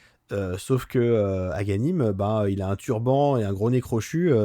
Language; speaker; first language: French; native; French